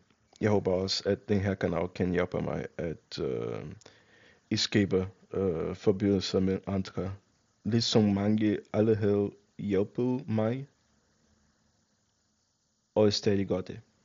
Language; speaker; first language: Danish; non-native, fluent; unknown